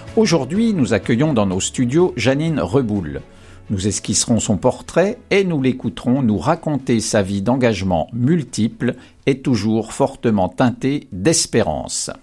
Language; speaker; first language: French; native; French